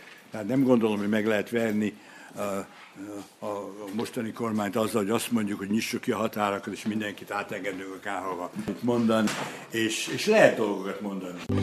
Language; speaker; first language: Hungarian; early bilingual, heritage; Hungarian